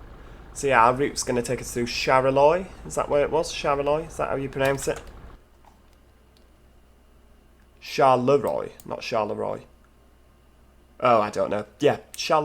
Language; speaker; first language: English; native; English